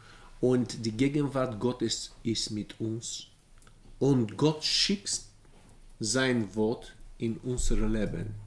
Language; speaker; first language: German; non-native, learner; Bulgarian